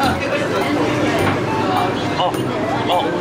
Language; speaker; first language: Japanese; native; Japanese